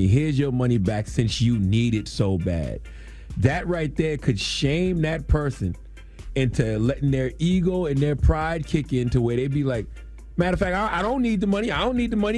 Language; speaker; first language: English; native; English